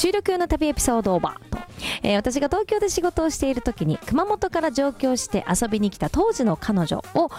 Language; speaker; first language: Japanese; native; Japanese